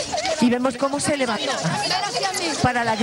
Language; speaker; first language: Spanish; native; Spanish